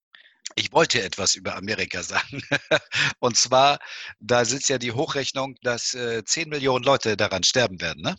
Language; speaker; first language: German; native; German